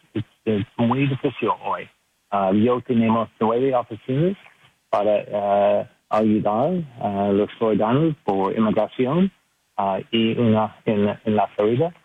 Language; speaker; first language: Spanish; non-native, learner; English